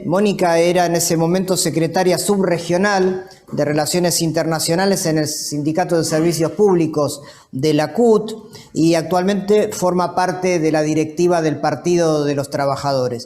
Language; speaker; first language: Spanish; native; Spanish